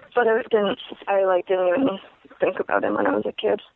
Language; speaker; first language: English; native; English